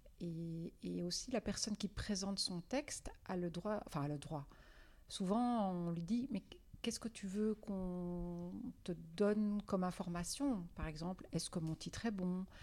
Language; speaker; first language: French; native; French